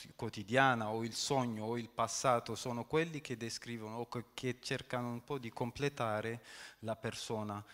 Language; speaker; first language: Italian; non-native, fluent; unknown